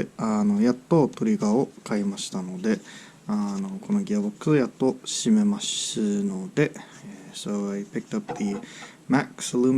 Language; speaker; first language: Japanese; early bilingual, heritage; English